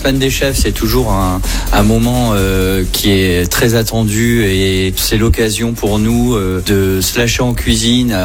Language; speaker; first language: French; native; French